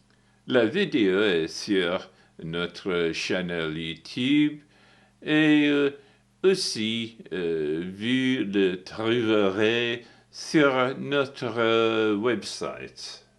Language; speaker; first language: French; non-native, learner; English